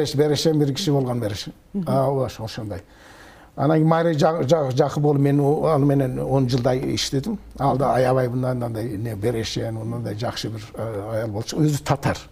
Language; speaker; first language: Kyrgyz; early bilingual, heritage; Kyrgyz